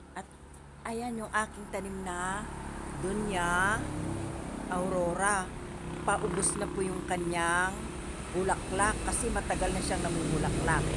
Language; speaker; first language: Filipino; non-native, local second language; Iloko